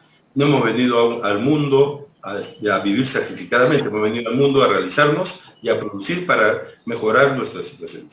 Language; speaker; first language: Spanish; native; Spanish